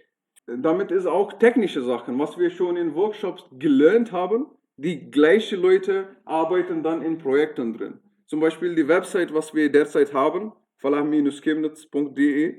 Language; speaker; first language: German; non-native, fluent; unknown